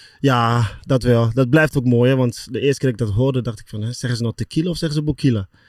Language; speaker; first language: Dutch; early bilingual, other home language; Lingala